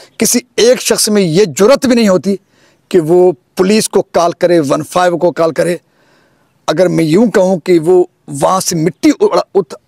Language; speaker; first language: Urdu; non-native, local second language; Sindhi